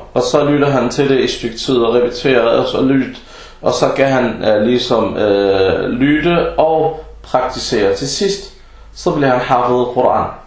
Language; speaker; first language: Danish; early bilingual, other home language; Arabic